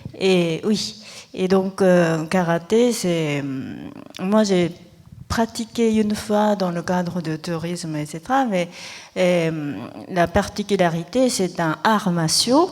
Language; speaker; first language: French; non-native, fluent; Japanese